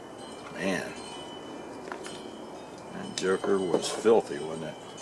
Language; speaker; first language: English; native; English